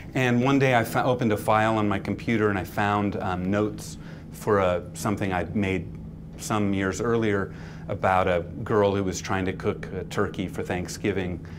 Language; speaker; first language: English; native; English